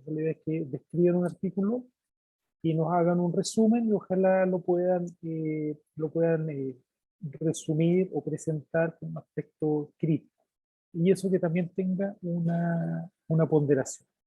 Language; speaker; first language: Spanish; native; Spanish